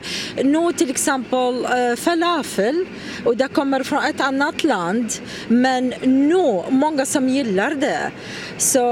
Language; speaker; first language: Swedish; non-native, learner; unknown